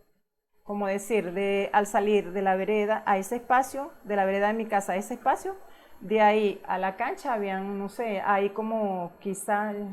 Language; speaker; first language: Spanish; native; Spanish